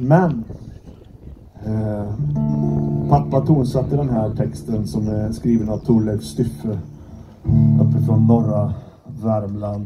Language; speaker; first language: Swedish; native; Swedish